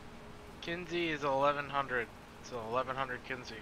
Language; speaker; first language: English; native; English